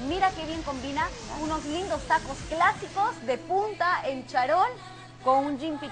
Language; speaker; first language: Spanish; native; Spanish